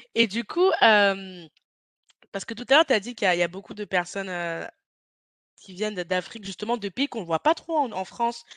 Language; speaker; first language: French; native; French